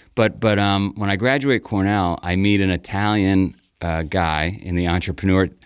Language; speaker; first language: English; native; English